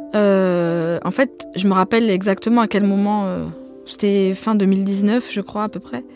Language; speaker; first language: French; early bilingual, other home language; Arabic